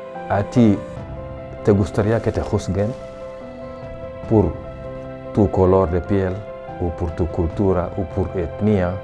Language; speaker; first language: Spanish; non-native, fluent; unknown